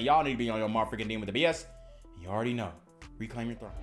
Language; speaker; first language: English; native; English